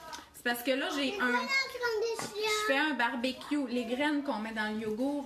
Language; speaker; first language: French; native; French